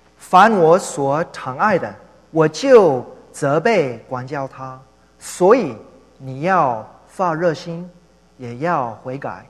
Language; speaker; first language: Chinese; non-native, fluent; English